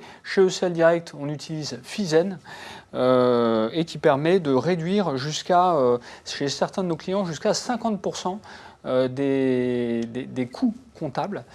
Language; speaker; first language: French; native; French